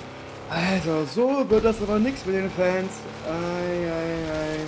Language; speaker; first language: German; native; German